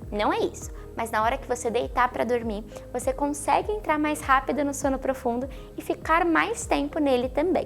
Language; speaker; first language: Portuguese; native; Portuguese